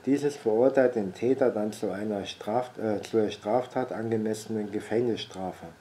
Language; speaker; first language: German; native; German